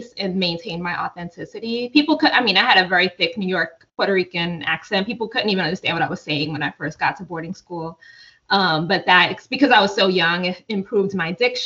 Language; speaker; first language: English; native; English